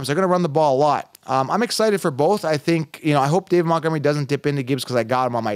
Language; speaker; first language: English; native; English